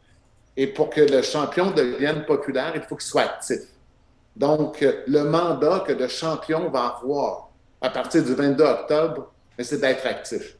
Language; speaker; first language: French; native; French